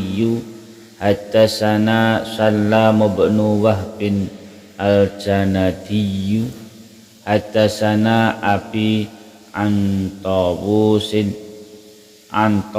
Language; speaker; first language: Arabic; non-native, fluent; Indonesian